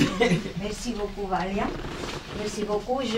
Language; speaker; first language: French; non-native, fluent; Spanish